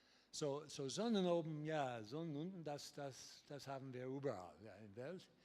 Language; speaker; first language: German; non-native, learner; English